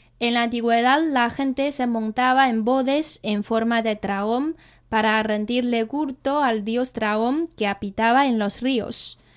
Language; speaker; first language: Spanish; non-native, fluent; Chinese